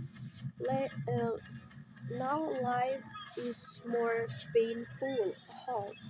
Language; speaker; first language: English; non-native, learner; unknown